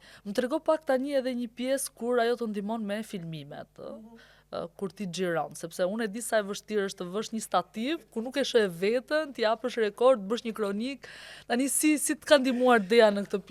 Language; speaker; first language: Albanian; native; Albanian